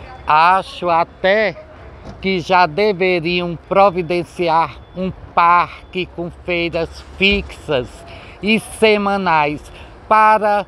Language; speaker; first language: Portuguese; native; Portuguese